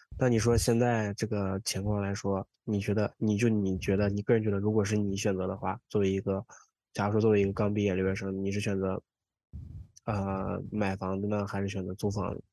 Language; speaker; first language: Chinese; native; Chinese